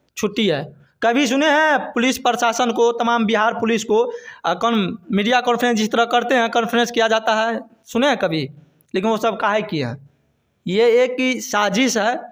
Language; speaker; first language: Hindi; native; Hindi